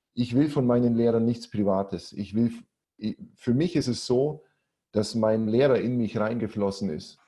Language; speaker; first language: German; native; German